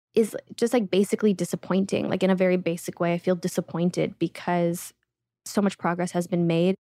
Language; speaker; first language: English; early bilingual, other home language; Russian